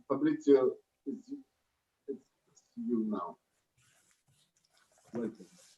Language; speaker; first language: English; non-native, fluent; Greek